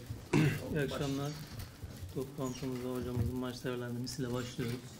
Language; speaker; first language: Turkish; native; Turkish